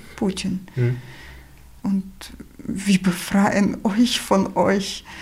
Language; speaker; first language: German; non-native, fluent; Ukrainian